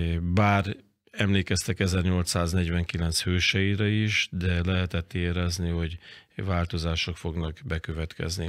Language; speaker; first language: Hungarian; native; Hungarian